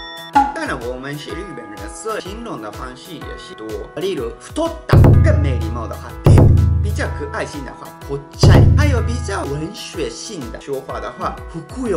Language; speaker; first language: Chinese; non-native, fluent; Japanese